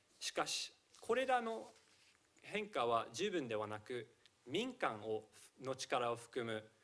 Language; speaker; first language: Japanese; non-native, fluent; English